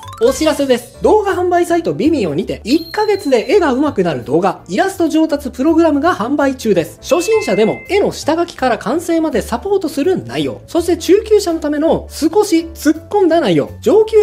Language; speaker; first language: Japanese; native; Japanese